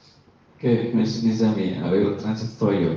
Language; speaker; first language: English; non-native, learner; Indonesian